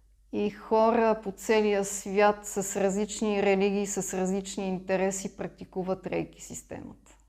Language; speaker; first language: Bulgarian; non-native, fluent; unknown